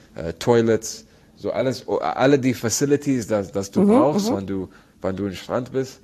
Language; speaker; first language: German; non-native, learner; Arabic